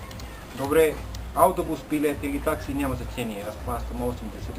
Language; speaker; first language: Bulgarian; non-native, learner; Finnish